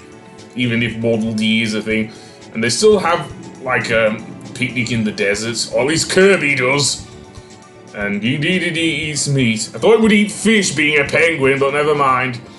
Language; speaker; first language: English; native; English